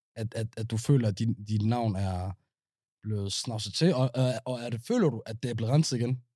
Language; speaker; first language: Danish; early bilingual, other home language; Somali